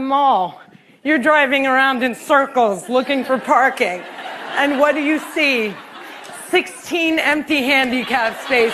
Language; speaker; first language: English; native; English